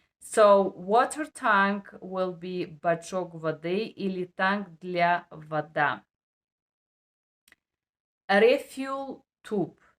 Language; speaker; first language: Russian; non-native, learner; Bulgarian